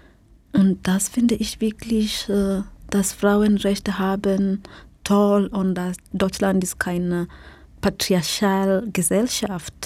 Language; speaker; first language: German; non-native, learner; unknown